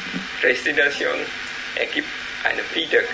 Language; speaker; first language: German; non-native, learner; Vietnamese